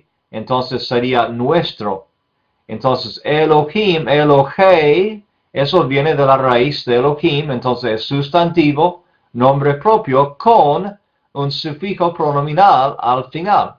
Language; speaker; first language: Spanish; non-native, fluent; English